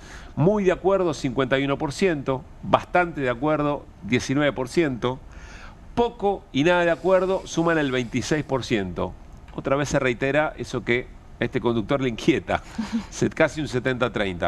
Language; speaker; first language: Spanish; native; Spanish